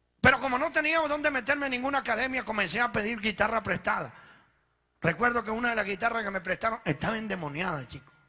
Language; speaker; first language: Spanish; early bilingual, other home language; Italian